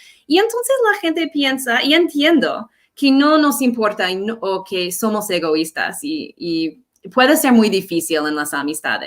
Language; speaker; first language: Spanish; non-native, fluent; English